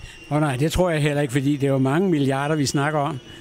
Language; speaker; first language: Danish; native; Danish